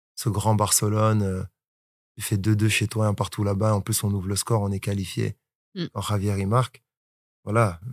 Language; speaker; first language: French; native; French